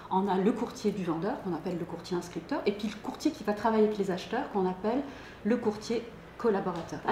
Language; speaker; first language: French; native; French